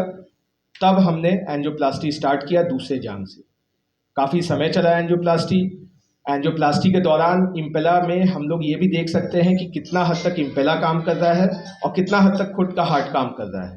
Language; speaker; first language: Hindi; native; Hindi